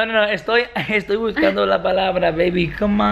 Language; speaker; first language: Spanish; non-native, learner; English